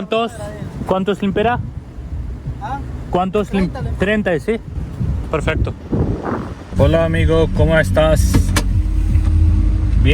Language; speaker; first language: Spanish; non-native, learner; Hindi